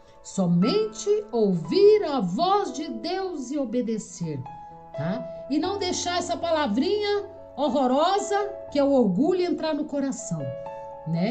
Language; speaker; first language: Portuguese; native; Portuguese